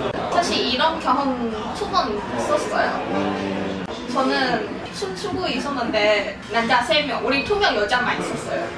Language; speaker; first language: Korean; non-native, fluent; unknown